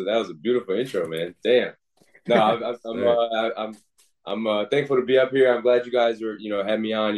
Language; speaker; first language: English; native; English